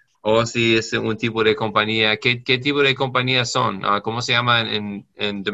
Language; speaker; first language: Spanish; non-native, learner; English